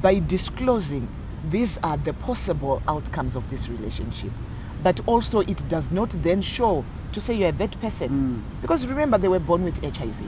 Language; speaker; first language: English; non-native, local second language; Shona